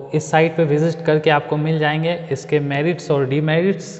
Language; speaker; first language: Hindi; native; Hindi